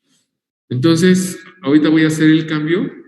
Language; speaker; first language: Spanish; native; Spanish